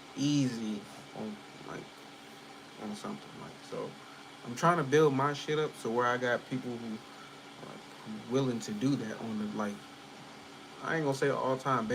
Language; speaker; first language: English; native; English